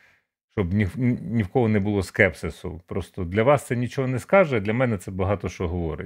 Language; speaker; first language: Ukrainian; native; Ukrainian